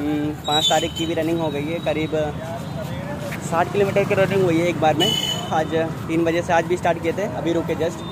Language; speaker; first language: Hindi; native; Hindi